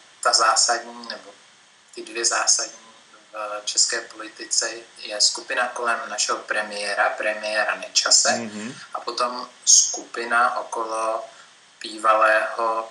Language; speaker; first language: Czech; native; Czech